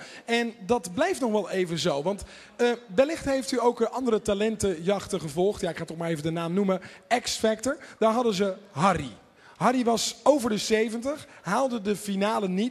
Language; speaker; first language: Dutch; native; Dutch